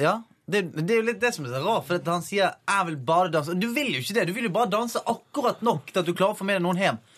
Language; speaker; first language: Norwegian; native; Norwegian